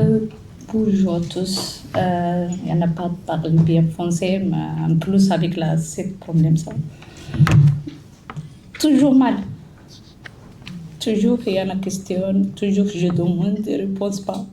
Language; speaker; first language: French; non-native, learner; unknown